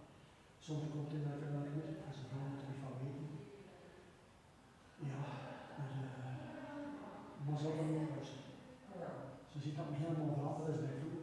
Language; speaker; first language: Dutch; native; Dutch